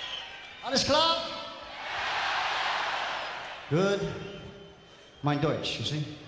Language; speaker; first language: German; non-native, learner; English